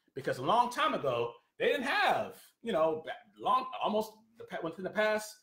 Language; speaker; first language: English; native; English